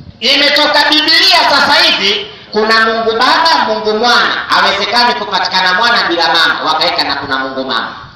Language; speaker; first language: Swahili; native; Swahili